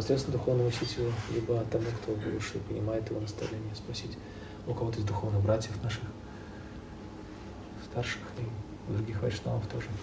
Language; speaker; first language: Russian; native; Russian